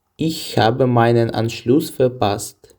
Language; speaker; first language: German; non-native, fluent; Ukrainian